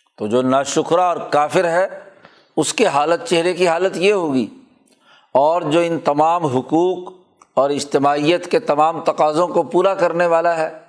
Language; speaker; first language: Urdu; non-native, local second language; Punjabi